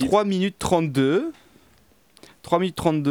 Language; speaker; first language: French; native; French